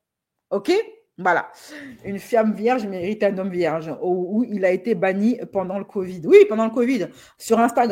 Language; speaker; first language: French; native; French